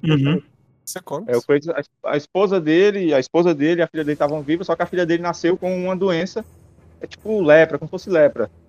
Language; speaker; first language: Portuguese; native; Portuguese